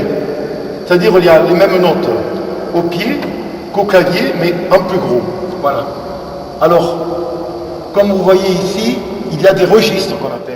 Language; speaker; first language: French; native; French